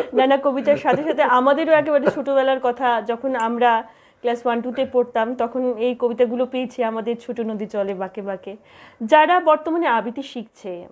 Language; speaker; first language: Bangla; native; Bangla